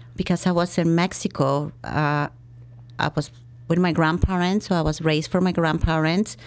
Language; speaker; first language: English; non-native, fluent; Spanish